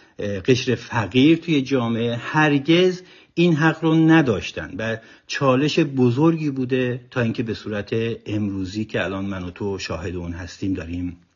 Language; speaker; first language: Persian; native; Persian